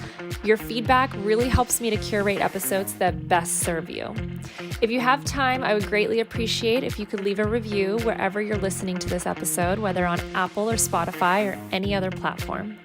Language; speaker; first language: English; native; English